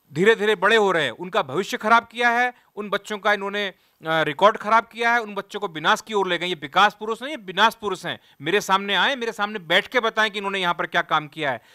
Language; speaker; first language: Hindi; native; Hindi